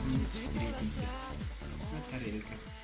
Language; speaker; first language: Russian; non-native, local second language; Tajik